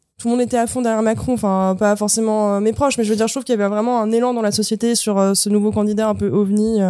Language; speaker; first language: French; native; French